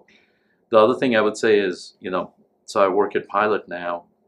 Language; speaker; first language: English; non-native, local second language; Hindi